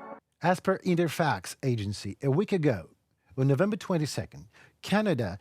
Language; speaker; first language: English; non-native, fluent; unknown